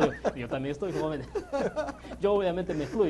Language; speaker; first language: Spanish; native; Spanish